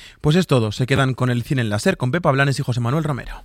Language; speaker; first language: Spanish; native; Spanish